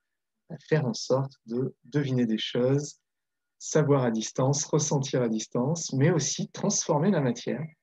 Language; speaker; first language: French; native; French